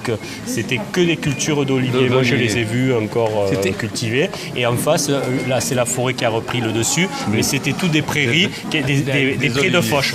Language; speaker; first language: French; native; French